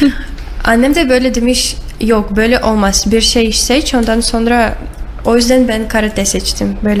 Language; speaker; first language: Turkish; non-native, learner; Russian